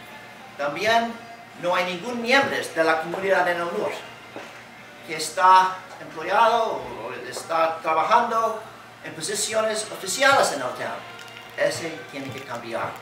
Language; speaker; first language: Spanish; non-native, learner; English